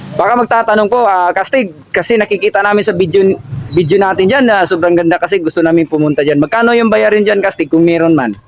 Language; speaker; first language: Filipino; non-native, local second language; Cebuano